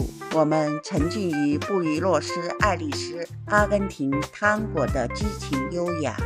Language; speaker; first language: Chinese; native; Chinese